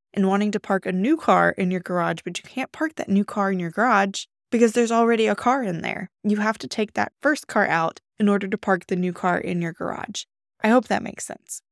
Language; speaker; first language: English; native; English